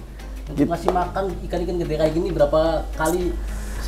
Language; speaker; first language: Indonesian; native; Indonesian